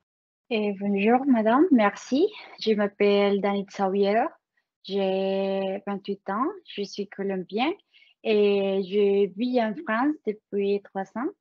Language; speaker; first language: French; non-native, fluent; Spanish